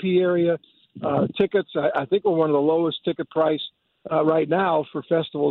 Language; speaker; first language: English; native; English